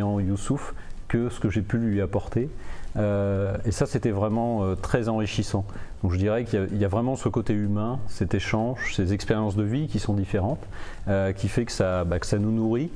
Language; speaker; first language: French; native; French